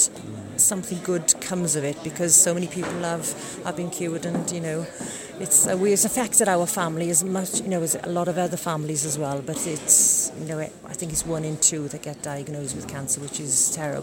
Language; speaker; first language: English; native; English